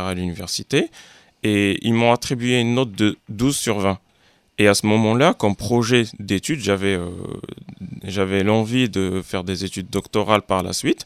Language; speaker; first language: French; non-native, local second language; Arabic